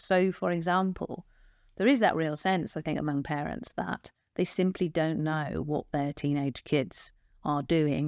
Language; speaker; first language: English; native; English